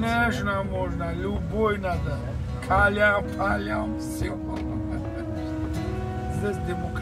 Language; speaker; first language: Russian; non-native, local second language; Tajik